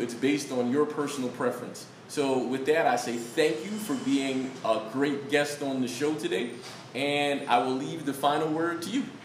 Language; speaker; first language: English; native; English